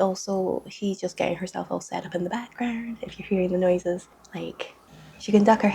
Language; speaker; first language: English; native; English